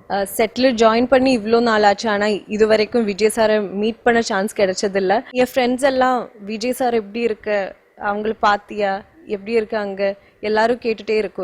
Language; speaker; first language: Tamil; non-native, learner; Malayalam